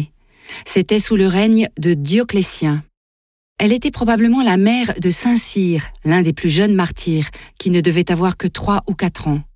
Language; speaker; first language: French; native; French